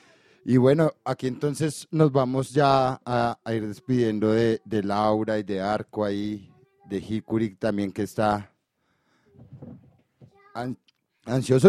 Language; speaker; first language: Spanish; native; Spanish